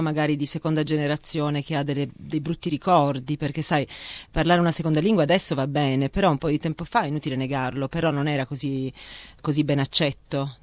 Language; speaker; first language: Italian; native; Italian